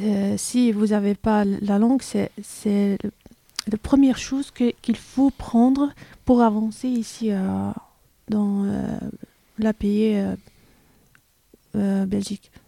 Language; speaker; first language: French; non-native, learner; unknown